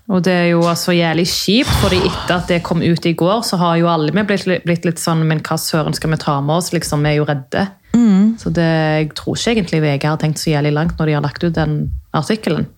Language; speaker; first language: Norwegian; early bilingual, other home language; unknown